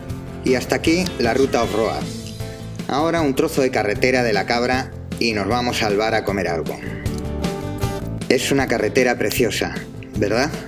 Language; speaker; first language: Spanish; native; Spanish